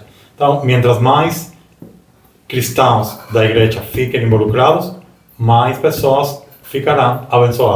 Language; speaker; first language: Portuguese; non-native, learner; Spanish